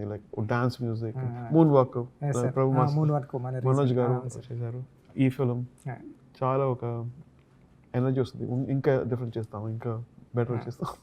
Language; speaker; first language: Telugu; non-native, learner; Tamil